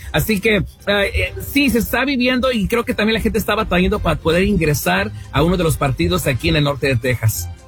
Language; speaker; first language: Spanish; early bilingual, heritage; Spanish